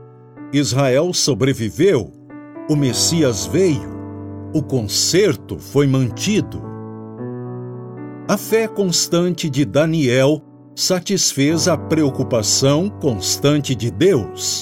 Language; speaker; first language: Portuguese; native; Portuguese